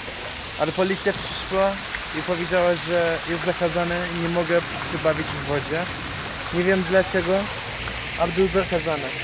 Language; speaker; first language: Polish; non-native, fluent; Persian